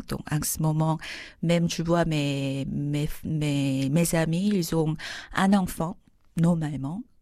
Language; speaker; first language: French; non-native, fluent; Korean